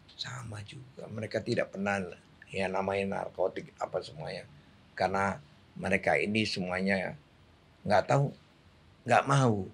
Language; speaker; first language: Indonesian; native; Indonesian